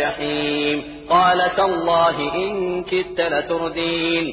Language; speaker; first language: Arabic; native; Arabic